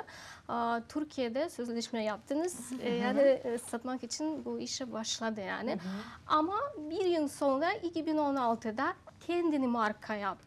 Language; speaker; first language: Turkish; non-native, learner; Russian